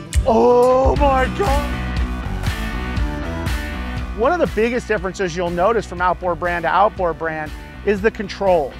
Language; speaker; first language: English; native; English